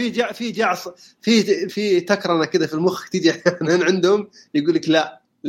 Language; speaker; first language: Arabic; native; Arabic